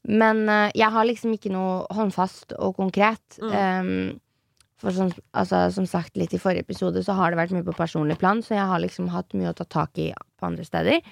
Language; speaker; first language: Norwegian; early bilingual, other home language; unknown